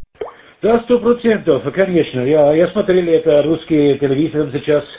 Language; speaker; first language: Russian; non-native, learner; German